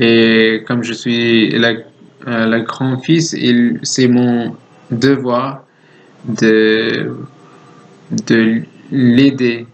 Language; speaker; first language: French; non-native, learner; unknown